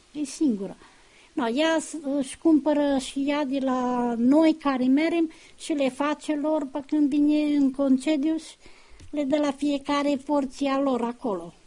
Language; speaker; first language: Romanian; native; Romanian